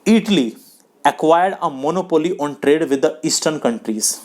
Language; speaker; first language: English; non-native, local second language; Hindi